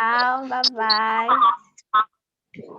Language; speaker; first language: Chinese; non-native, fluent; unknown